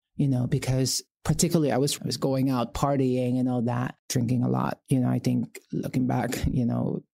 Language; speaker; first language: English; non-native, local second language; Filipino